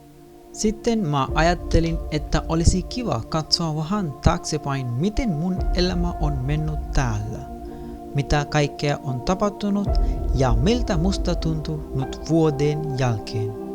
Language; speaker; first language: Finnish; non-native, learner; Sinhala